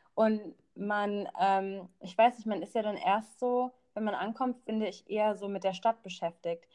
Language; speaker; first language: German; non-native, local second language; Thai